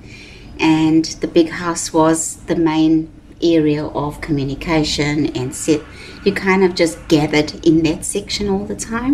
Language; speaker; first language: English; native; English